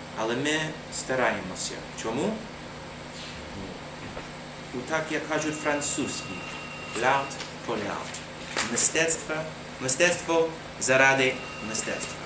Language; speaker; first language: Ukrainian; non-native, learner; English